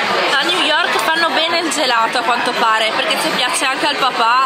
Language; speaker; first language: Italian; native; Italian